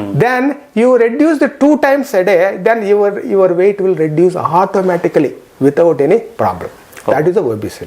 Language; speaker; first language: English; non-native, local second language; Kannada